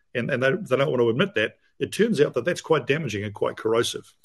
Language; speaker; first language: English; native; English